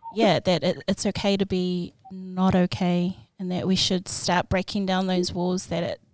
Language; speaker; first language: English; native; English